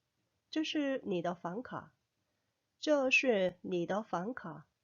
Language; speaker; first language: Chinese; non-native, fluent; Korean